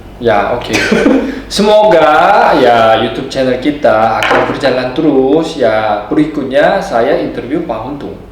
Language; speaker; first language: Indonesian; non-native, fluent; Korean